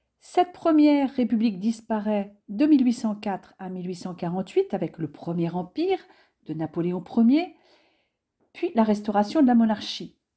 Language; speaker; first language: French; native; French